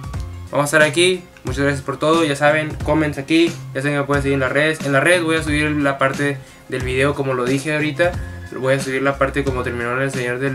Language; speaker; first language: Spanish; native; Spanish